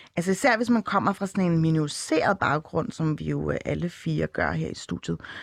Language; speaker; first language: Danish; early bilingual, other home language; Arabic